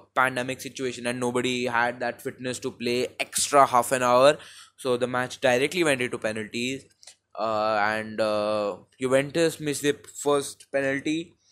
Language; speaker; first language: English; non-native, local second language; Hindi